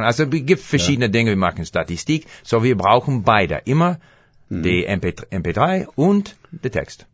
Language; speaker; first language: German; non-native, fluent; English